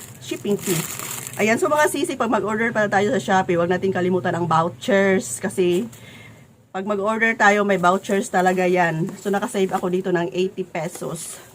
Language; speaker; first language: Filipino; non-native, local second language; Cebuano